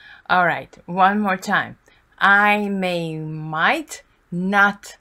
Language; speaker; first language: English; non-native, fluent; Bulgarian